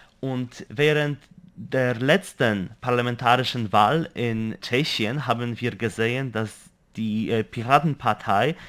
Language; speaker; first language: German; non-native, fluent; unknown